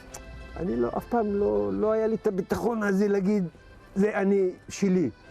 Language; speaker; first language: Hebrew; non-native, local second language; Adyghe